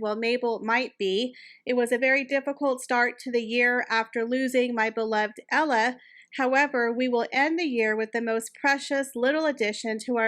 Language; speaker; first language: English; native; English